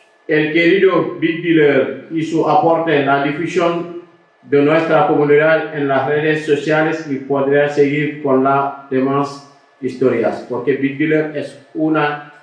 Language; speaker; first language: Spanish; non-native, fluent; Wolof